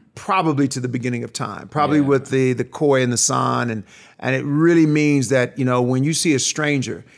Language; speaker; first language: English; native; English